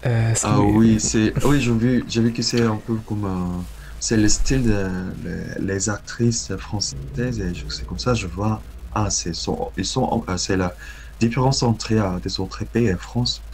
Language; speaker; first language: French; non-native, learner; Korean